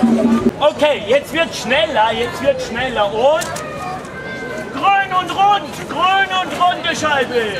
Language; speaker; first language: German; native; German